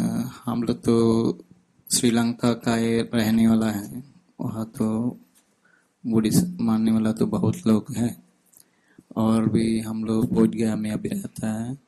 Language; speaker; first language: Hindi; non-native, fluent; Sinhala